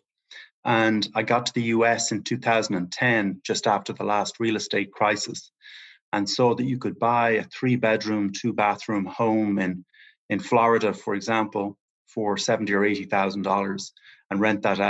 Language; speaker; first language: English; native; English